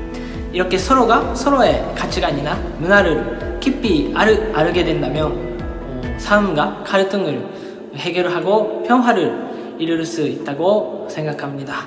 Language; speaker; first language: Korean; non-native, fluent; Japanese